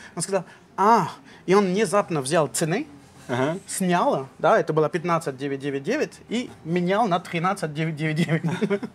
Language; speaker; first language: Russian; non-native, learner; French